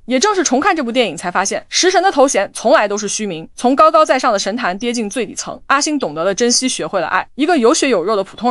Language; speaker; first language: Chinese; native; Chinese